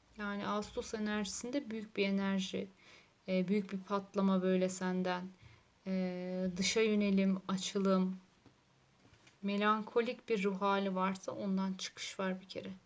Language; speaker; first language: Turkish; native; Turkish